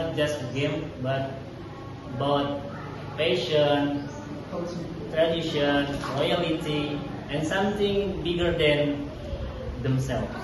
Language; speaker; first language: English; non-native, learner; Indonesian